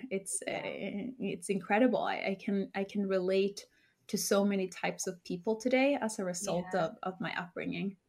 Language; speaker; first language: English; early bilingual, heritage; Spanish